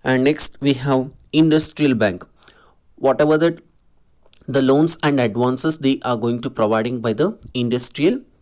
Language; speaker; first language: English; non-native, local second language; Kannada